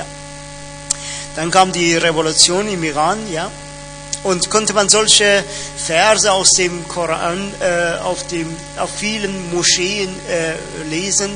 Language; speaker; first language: German; non-native, fluent; Persian